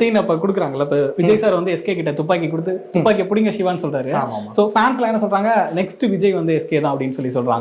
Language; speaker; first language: Tamil; native; Tamil